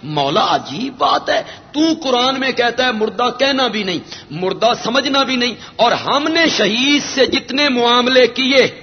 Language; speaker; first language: Urdu; non-native, local second language; Punjabi